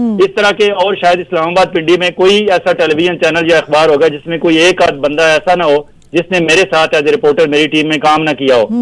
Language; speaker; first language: Urdu; non-native, local second language; Punjabi